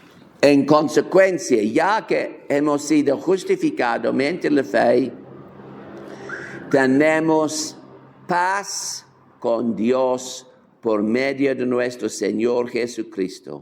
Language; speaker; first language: Spanish; non-native, fluent; English